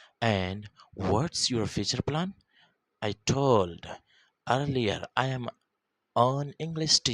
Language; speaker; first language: English; non-native, local second language; Urdu